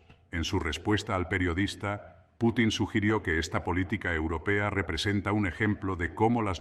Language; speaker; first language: Spanish; native; Spanish